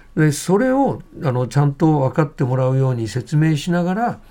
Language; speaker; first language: Japanese; native; Japanese